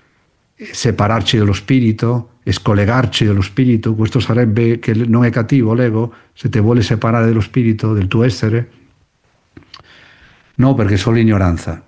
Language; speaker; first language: Italian; non-native, fluent; Spanish